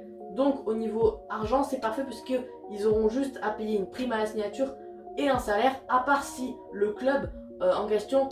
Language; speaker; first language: French; native; French